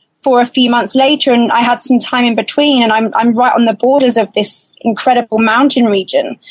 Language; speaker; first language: English; native; English